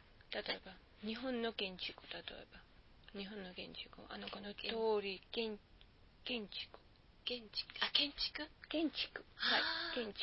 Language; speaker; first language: Japanese; non-native, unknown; Georgian